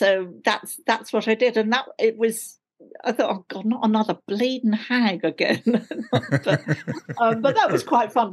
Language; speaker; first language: English; native; English